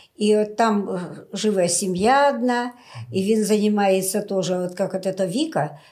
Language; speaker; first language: Russian; non-native, local second language; Ukrainian